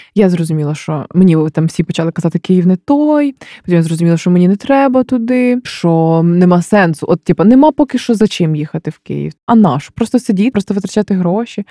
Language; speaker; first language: Ukrainian; native; Ukrainian